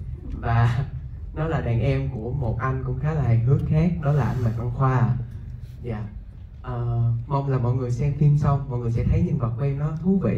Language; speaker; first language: Vietnamese; native; Vietnamese